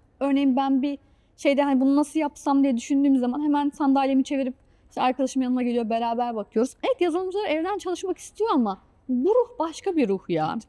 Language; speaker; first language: Turkish; native; Turkish